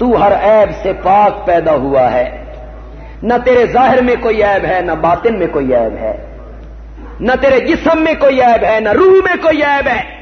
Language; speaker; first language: Urdu; non-native, local second language; Punjabi